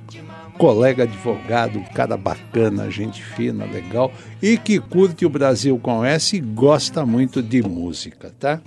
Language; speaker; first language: Portuguese; native; Portuguese